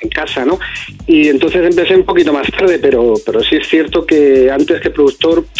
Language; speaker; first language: Spanish; native; Spanish